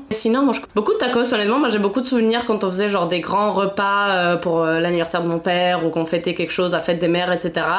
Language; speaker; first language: French; non-native, fluent; Spanish